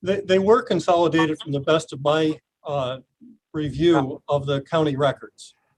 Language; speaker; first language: English; native; English